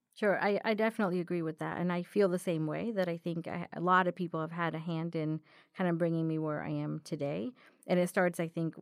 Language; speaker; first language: English; early bilingual, other home language; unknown